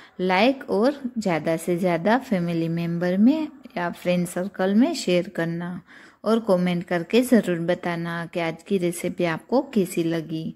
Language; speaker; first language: Hindi; non-native, local second language; Gujarati